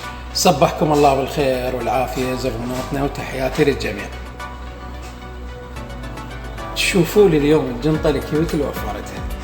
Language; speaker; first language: Arabic; native; Arabic